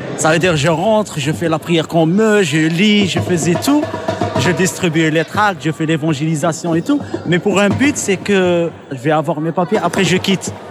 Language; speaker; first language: French; non-native, local second language; Arabic